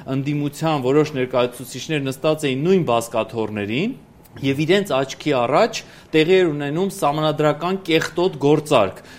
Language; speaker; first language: Armenian; native; Armenian